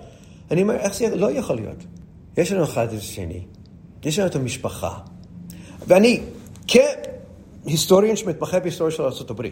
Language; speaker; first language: Hebrew; non-native, fluent; English